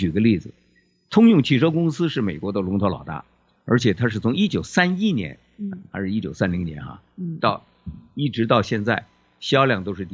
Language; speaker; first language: Chinese; native; Chinese